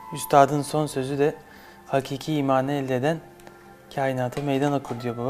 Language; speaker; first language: Turkish; native; Turkish